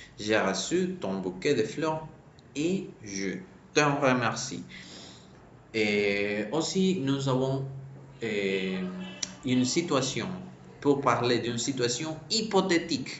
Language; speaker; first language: French; non-native, fluent; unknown